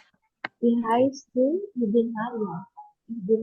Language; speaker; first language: German; non-native, learner; Indonesian